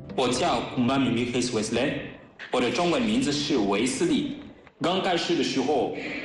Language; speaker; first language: Chinese; non-native, learner; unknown